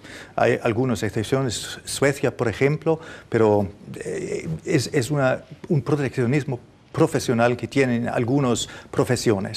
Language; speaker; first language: Spanish; non-native, fluent; German